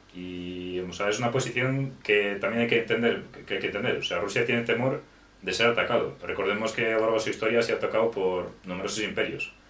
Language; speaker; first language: Spanish; non-native, fluent; Ukrainian